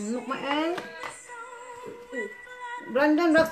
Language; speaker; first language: German; non-native, learner; Cebuano